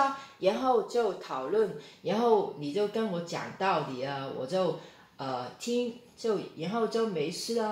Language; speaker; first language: Chinese; non-native, local second language; Cantonese